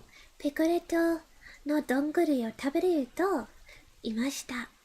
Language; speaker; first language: Japanese; non-native, learner; English